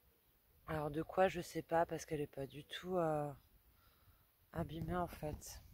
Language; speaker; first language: French; native; French